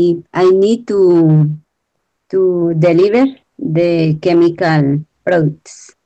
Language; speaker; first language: English; non-native, learner; Spanish